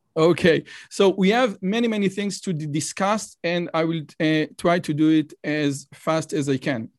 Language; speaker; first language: English; non-native, fluent; Hebrew